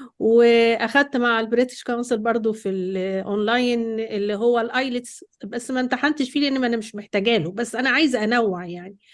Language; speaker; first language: Egyptian Arabic; native; Egyptian Arabic